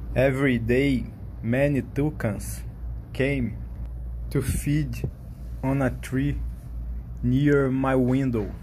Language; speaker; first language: English; non-native, learner; Portuguese